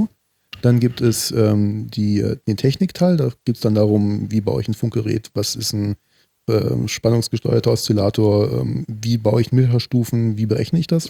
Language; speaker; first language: German; native; German